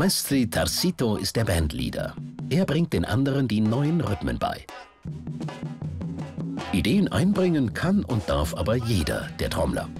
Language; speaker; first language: German; native; German